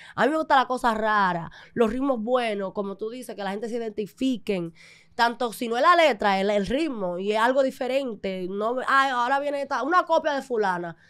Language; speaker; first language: Spanish; early bilingual, other home language; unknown